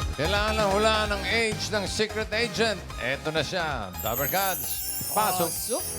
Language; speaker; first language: Filipino; native; Filipino